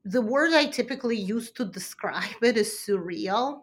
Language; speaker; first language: English; early bilingual, other home language; Russian